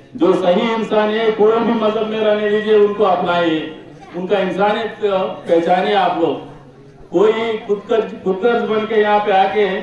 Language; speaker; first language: Hindi; non-native, local second language; Telugu